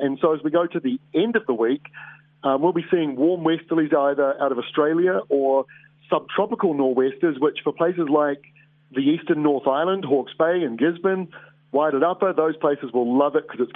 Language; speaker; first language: English; native; English